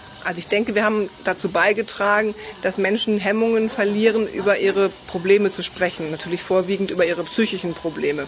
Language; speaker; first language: German; native; German